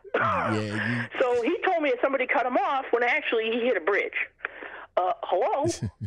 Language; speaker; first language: English; native; English